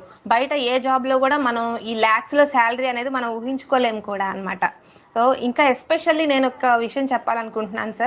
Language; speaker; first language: Telugu; native; Telugu